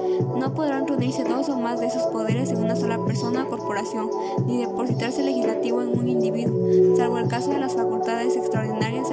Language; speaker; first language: Spanish; native; Spanish